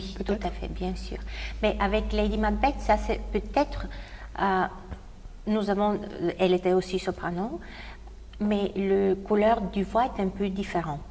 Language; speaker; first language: French; non-native, fluent; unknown